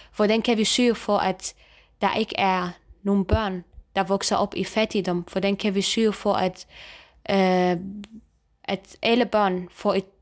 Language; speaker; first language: Danish; non-native, fluent; Arabic